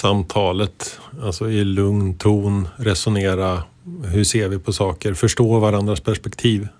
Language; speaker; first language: Swedish; native; Swedish